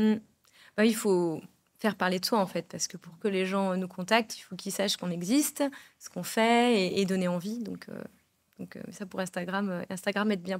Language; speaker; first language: French; native; French